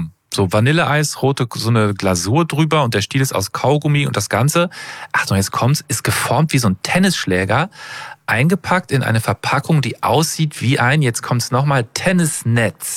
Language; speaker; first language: German; native; German